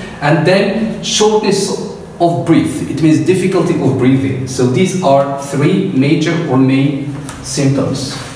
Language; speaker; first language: English; non-native, fluent; Arabic